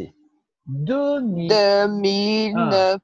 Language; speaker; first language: French; non-native, fluent; Portuguese